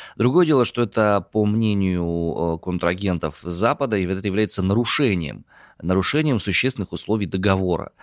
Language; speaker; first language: Russian; native; Russian